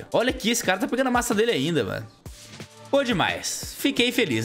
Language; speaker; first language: Portuguese; native; Portuguese